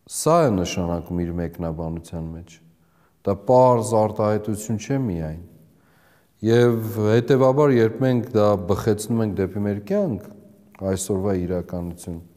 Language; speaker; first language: Armenian; native; Armenian